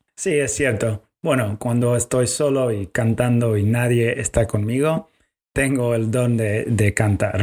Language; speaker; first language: Spanish; non-native, fluent; English